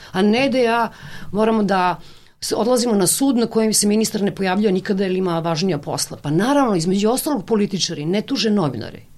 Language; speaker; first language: Serbian; native; Serbian